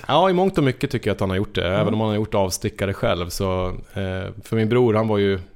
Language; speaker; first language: Swedish; native; Swedish